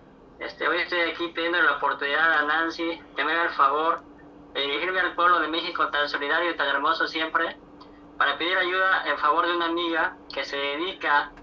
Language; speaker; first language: Spanish; native; Spanish